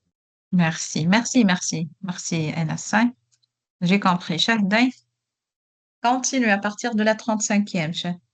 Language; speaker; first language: French; non-native, local second language; Arabic